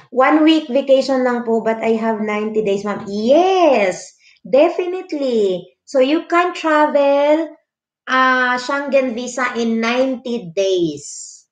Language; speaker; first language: English; non-native, local second language; Filipino